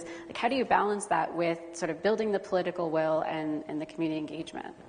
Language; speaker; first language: English; native; English